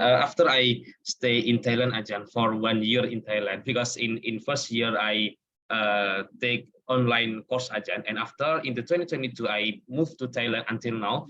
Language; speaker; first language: English; non-native, learner; Indonesian